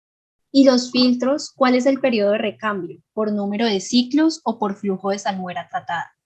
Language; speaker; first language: Spanish; native; Spanish